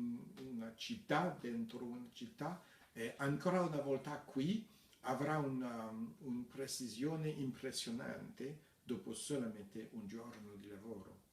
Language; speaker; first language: Italian; non-native, fluent; French